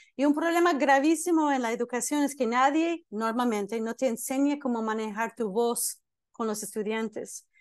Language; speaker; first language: Spanish; non-native, fluent; English